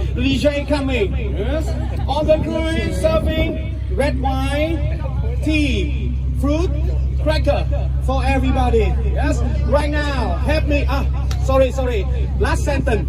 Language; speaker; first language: English; non-native, learner; Vietnamese